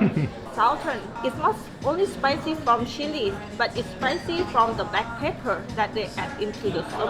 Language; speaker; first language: English; non-native, fluent; Thai